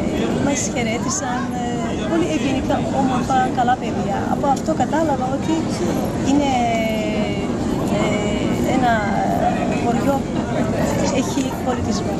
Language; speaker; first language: Greek; non-native, learner; Turkish